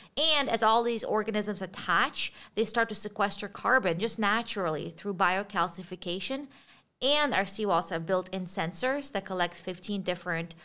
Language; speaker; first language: English; early bilingual, other home language; Russian